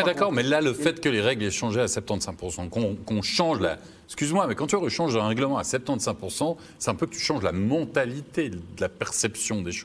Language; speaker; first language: French; native; French